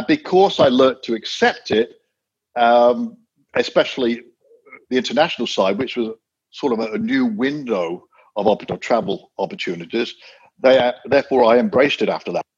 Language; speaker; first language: English; native; English